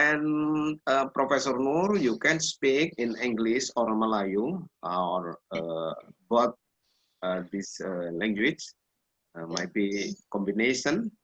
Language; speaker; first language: English; non-native, learner; Indonesian